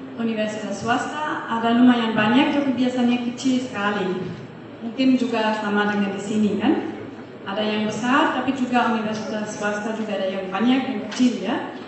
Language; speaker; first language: Indonesian; non-native, fluent; German